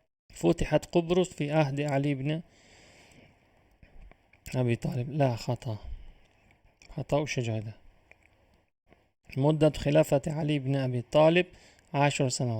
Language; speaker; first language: Arabic; non-native, fluent; Uzbek